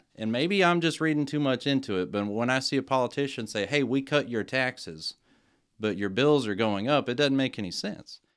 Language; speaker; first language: English; native; English